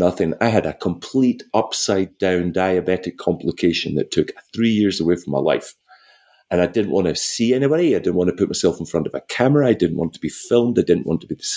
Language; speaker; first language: English; native; English